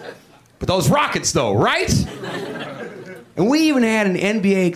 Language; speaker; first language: English; native; English